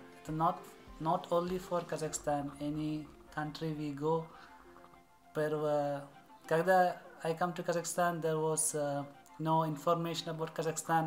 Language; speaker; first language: English; non-native, local second language; Malayalam